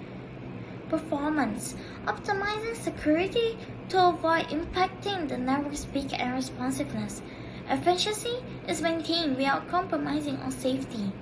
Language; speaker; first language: English; non-native, local second language; Malay